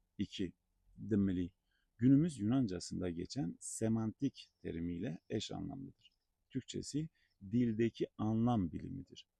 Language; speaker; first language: Turkish; non-native, local second language; Zaza